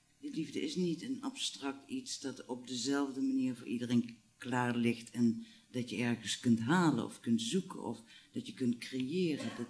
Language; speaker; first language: Dutch; native; Dutch